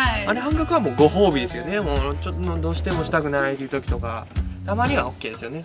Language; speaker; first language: Japanese; native; Japanese